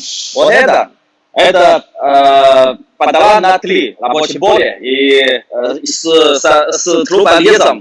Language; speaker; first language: Russian; non-native, fluent; Chinese